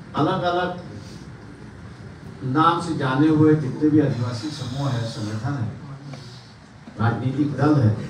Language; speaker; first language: Hindi; non-native, local second language; Marathi